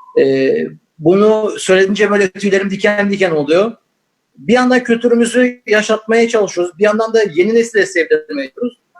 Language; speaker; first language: Turkish; native; Turkish